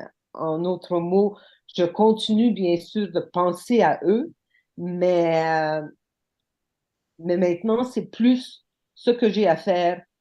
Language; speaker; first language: French; non-native, local second language; English